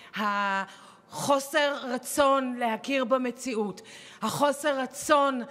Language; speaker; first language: Hebrew; native; Hebrew